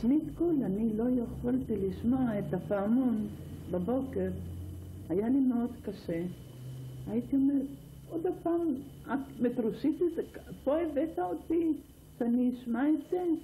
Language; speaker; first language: Hebrew; non-native, fluent; Ladino